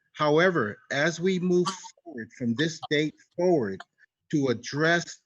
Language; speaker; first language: English; native; English